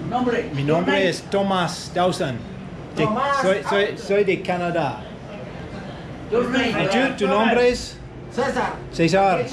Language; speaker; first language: Spanish; non-native, learner; English